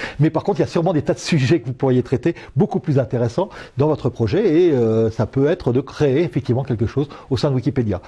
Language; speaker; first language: French; native; French